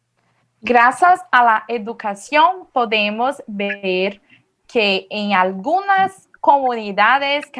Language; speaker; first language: Spanish; non-native, fluent; Portuguese